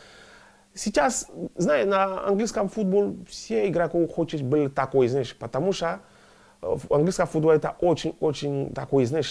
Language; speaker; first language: Russian; non-native, learner; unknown